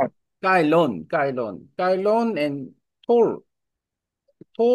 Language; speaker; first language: English; non-native, learner; Korean